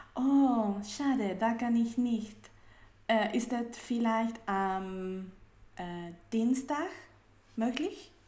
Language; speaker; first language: German; non-native, learner; Spanish